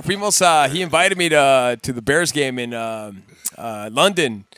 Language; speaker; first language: English; early bilingual, other home language; Spanish